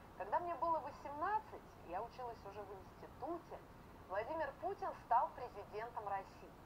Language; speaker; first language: Russian; native; Russian